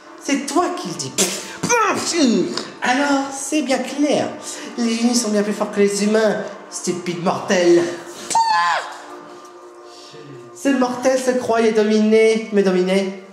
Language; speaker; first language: French; native; French